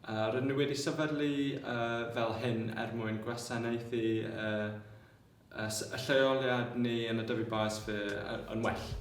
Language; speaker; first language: Welsh; non-native, local second language; English